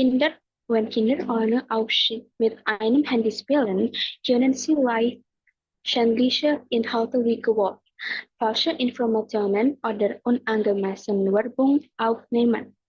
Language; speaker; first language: German; non-native, learner; Indonesian